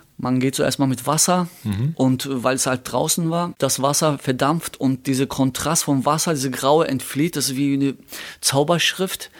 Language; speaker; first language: German; early bilingual, other home language; Turkish